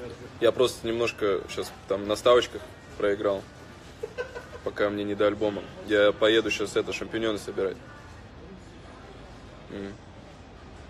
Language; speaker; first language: Russian; native; Russian